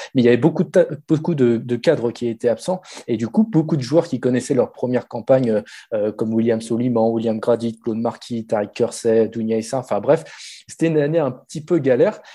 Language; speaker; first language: French; native; French